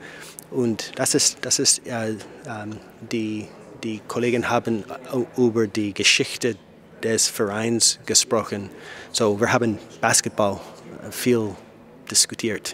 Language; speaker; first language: German; non-native, learner; English